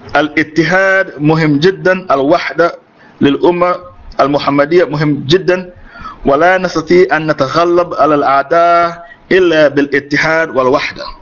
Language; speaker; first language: Arabic; non-native, fluent; English